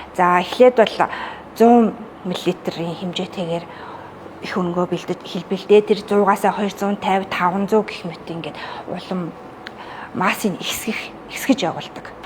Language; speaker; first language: Mongolian; native; Mongolian